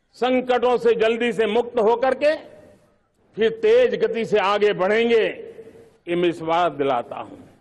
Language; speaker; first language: Hindi; non-native, local second language; Gujarati